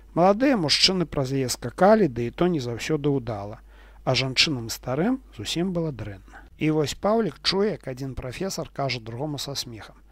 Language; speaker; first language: Belarusian; non-native, local second language; Russian